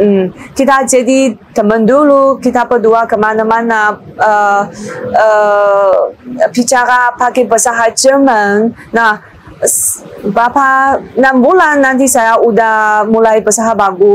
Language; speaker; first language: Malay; non-native, learner; Chinese